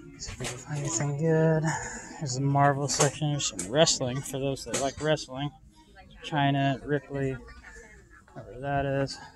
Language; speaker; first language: English; native; English